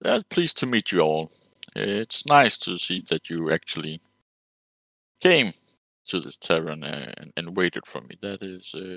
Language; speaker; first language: English; non-native, fluent; Danish